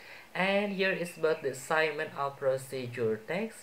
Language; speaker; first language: English; non-native, fluent; Indonesian